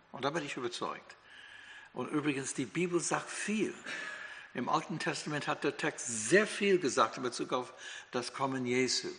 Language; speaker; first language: German; non-native, fluent; English